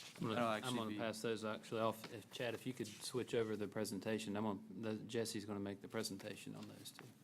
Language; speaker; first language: English; native; English